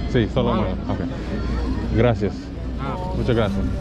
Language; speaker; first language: Spanish; non-native, learner; English